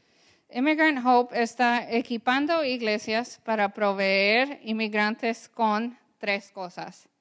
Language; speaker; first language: Spanish; early bilingual, heritage; English